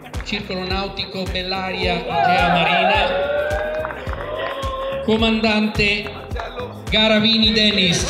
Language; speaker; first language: Italian; native; Italian